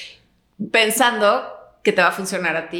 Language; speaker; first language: Spanish; native; Spanish